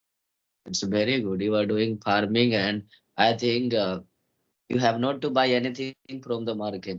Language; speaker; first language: English; non-native, learner; Hindi